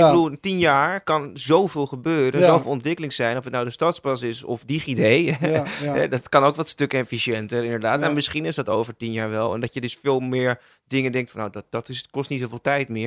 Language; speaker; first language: Dutch; native; Dutch